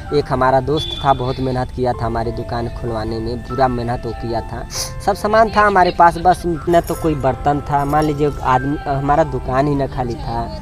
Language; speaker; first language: Hindi; native; Hindi